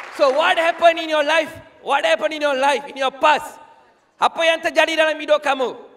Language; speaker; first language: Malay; non-native, local second language; Tamil